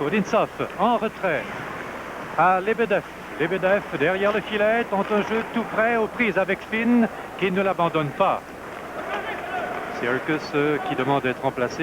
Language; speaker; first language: French; native; French